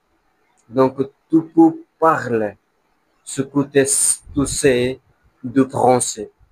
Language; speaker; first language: French; non-native, learner; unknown